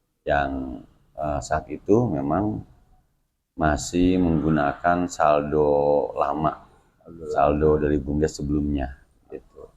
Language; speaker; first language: Indonesian; non-native, local second language; Sundanese